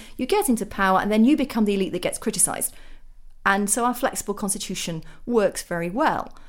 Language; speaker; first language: English; native; English